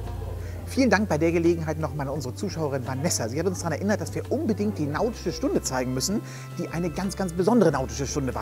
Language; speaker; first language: German; native; German